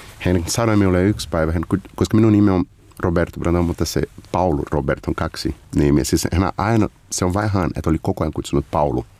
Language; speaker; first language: Finnish; non-native, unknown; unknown